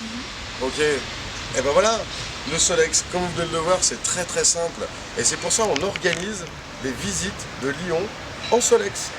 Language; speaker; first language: French; native; French